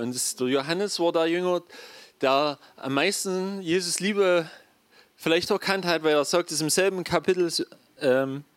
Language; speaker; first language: German; native; German